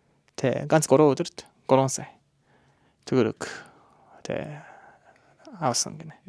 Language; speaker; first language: Mongolian; non-native, learner; Japanese